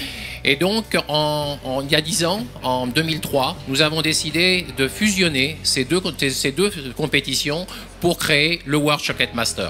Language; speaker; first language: French; native; French